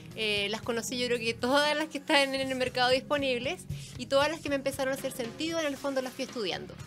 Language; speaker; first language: Spanish; native; Spanish